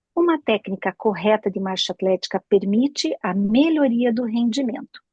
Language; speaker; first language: Portuguese; native; Portuguese